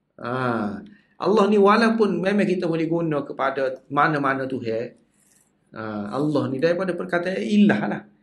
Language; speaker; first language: Malay; native; Malay